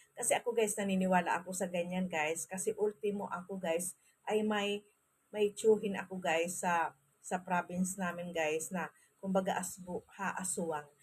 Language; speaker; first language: Filipino; non-native, local second language; Masbatenyo